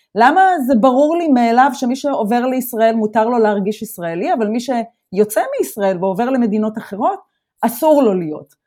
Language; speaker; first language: Hebrew; native; Hebrew